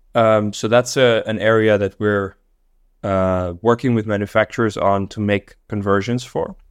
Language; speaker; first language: English; non-native, local second language; Dutch